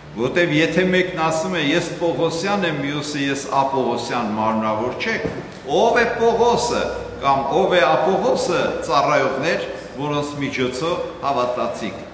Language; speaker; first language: Armenian; native; Armenian